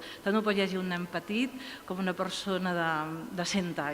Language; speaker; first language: Catalan; native; Catalan